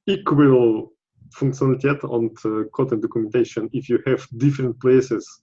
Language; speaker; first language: English; non-native, learner; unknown